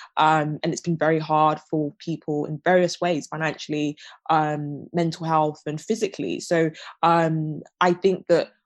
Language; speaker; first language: English; native; English